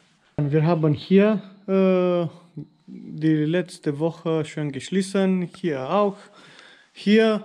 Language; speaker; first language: German; non-native, learner; Romanian